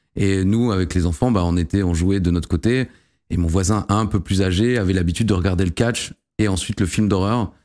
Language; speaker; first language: French; native; French